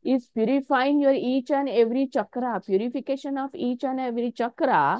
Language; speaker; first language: English; non-native, local second language; Marathi